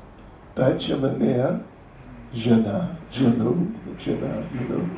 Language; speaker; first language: Russian; non-native, learner; English